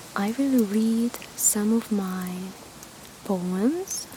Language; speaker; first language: English; non-native, fluent; Slovenian